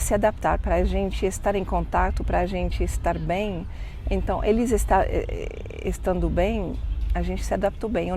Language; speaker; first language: Portuguese; non-native, fluent; French